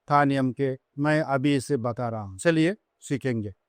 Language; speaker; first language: Hindi; non-native, local second language; Telugu